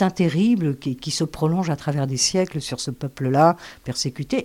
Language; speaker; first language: French; early bilingual, other home language; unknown